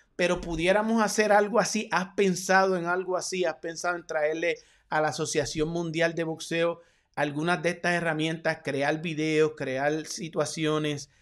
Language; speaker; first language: Spanish; native; Spanish